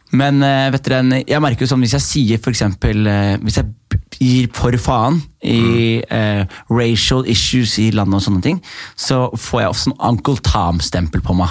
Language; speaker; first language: Norwegian; early bilingual, other home language; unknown